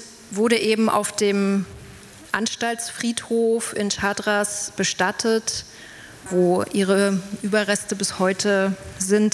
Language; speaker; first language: German; native; German